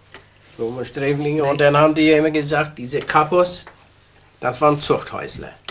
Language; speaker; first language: German; native; German